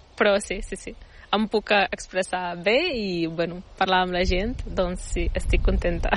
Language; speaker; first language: Catalan; non-native, fluent; Ukrainian